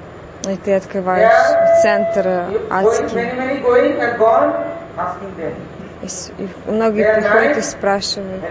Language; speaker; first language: Russian; non-native, fluent; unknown